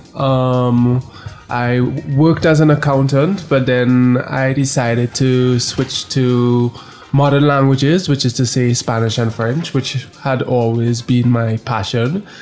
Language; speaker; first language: English; native; English